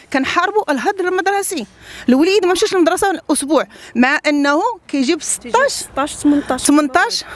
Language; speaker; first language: Arabic; native; Arabic